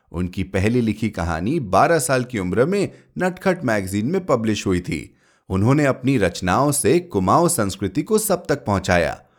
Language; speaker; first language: Hindi; native; Hindi